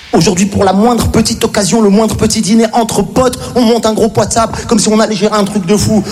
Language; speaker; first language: French; native; French